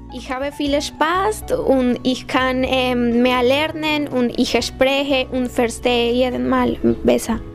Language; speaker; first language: German; non-native, learner; Spanish